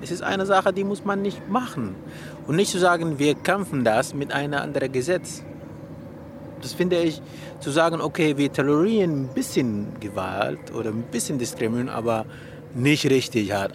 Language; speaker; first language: German; non-native, learner; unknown